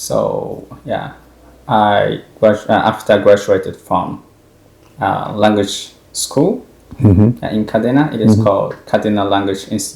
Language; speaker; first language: English; non-native, fluent; Japanese